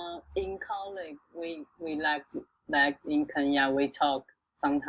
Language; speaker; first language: English; non-native, local second language; Chinese